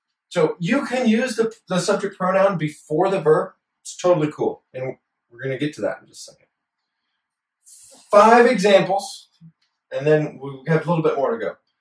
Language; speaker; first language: English; native; English